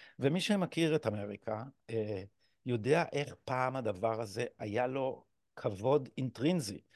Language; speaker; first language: Hebrew; native; Hebrew